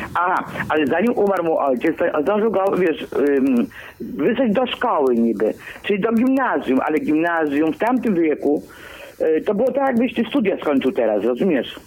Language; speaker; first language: Polish; early bilingual, other home language; Greek